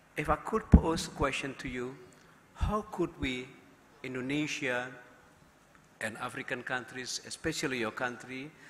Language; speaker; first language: English; non-native, fluent; Indonesian